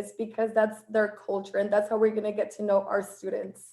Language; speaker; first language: English; non-native, fluent; Spanish